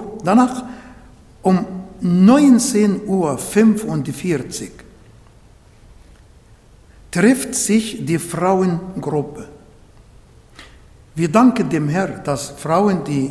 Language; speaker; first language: German; non-native, fluent; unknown